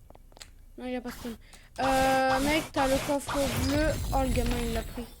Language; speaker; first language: French; native; French